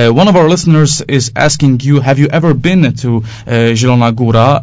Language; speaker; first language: English; non-native, fluent; Polish